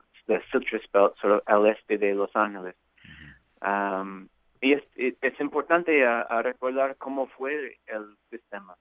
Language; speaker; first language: Spanish; non-native, fluent; English